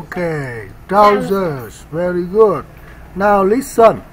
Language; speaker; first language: English; non-native, learner; Vietnamese